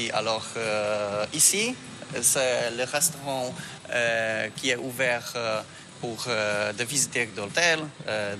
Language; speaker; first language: French; non-native, fluent; Polish